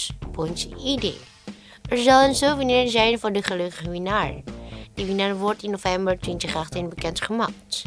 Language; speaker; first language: Dutch; non-native, learner; Indonesian